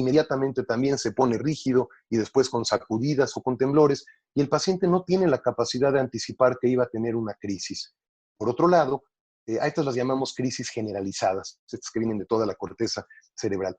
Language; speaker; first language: Spanish; native; Spanish